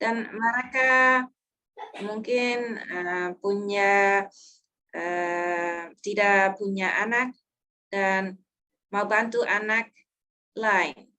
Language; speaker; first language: Indonesian; non-native, learner; Dutch